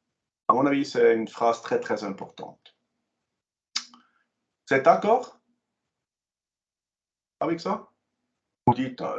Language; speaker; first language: French; non-native, local second language; German